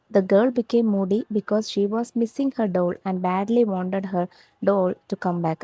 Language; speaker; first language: English; non-native, local second language; Malayalam